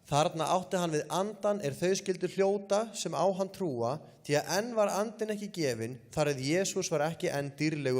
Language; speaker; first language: Icelandic; native; Icelandic